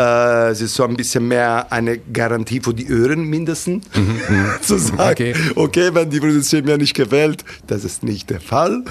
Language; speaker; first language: German; non-native, fluent; Italian